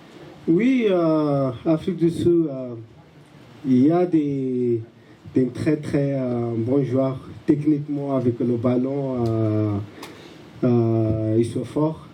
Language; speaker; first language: French; non-native, learner; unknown